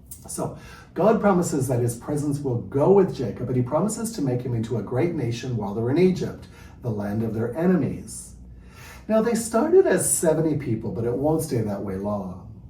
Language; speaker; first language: English; native; English